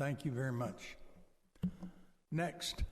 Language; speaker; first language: English; native; English